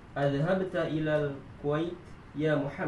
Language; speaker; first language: Arabic; non-native, learner; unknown